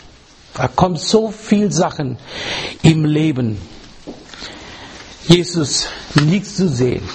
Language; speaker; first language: German; non-native, learner; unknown